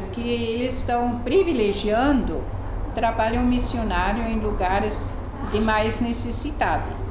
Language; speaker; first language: Portuguese; non-native, fluent; German